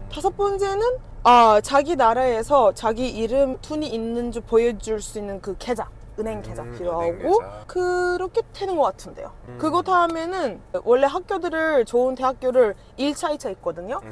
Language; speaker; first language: Korean; non-native, fluent; Turkish